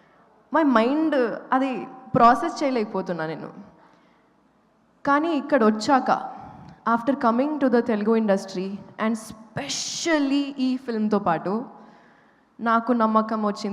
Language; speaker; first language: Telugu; non-native, local second language; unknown